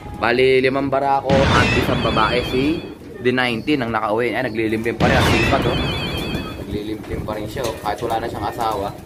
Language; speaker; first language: Filipino; native; Filipino